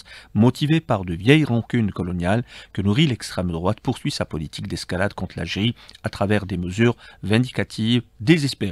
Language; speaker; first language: French; non-native, local second language; Arabic